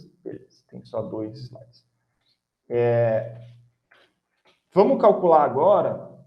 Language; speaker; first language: Portuguese; native; Portuguese